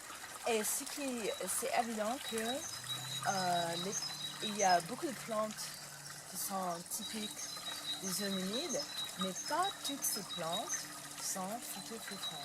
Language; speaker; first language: French; non-native, fluent; English